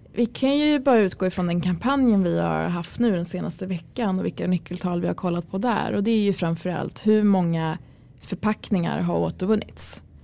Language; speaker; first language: Swedish; early bilingual, other home language; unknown